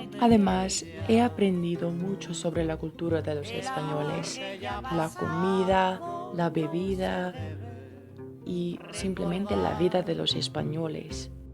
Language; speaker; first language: Spanish; non-native, learner; English